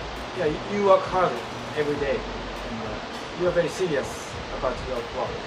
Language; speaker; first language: English; non-native, learner; Japanese